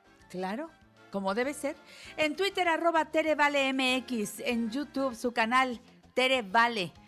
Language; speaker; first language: Spanish; native; Spanish